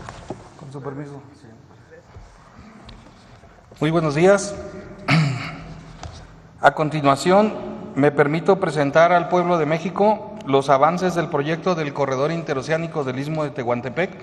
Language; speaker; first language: Spanish; native; Spanish